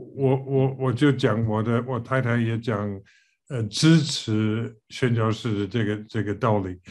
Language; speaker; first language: Chinese; non-native, fluent; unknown